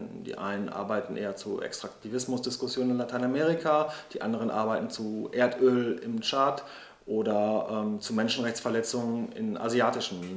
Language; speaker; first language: German; native; German